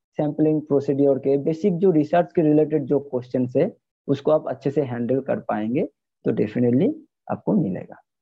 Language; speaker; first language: Hindi; non-native, local second language; Bangla